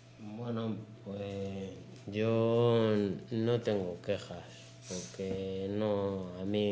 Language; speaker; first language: Spanish; native; Spanish